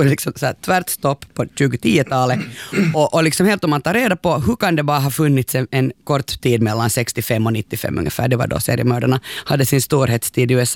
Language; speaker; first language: Swedish; native; Swedish